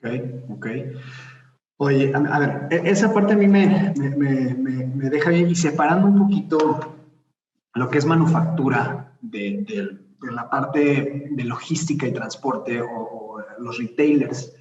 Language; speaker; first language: Spanish; native; Spanish